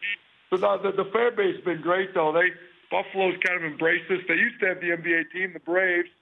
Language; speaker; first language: English; native; English